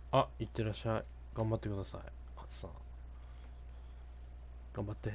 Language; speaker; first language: Japanese; native; Japanese